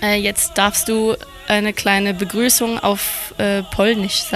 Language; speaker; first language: German; non-native, learner; French